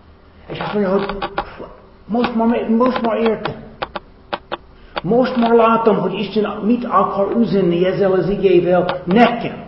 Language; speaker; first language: Hungarian; non-native, fluent; English